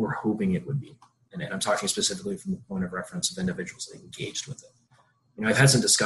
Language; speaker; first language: English; native; English